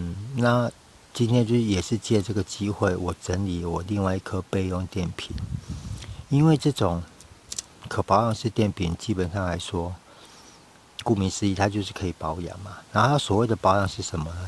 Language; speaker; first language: Chinese; native; Chinese